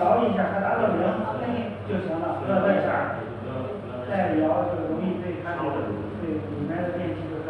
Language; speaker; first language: Chinese; native; Chinese